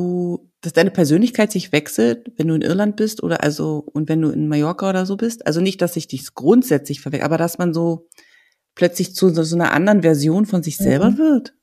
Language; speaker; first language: German; native; German